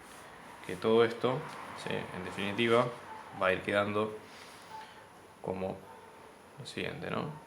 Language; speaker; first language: Spanish; native; Spanish